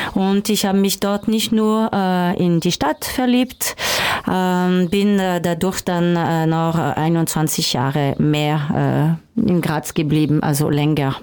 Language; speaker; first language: German; non-native, fluent; French